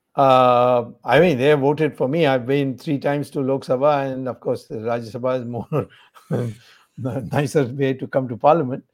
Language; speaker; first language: English; non-native, local second language; Tamil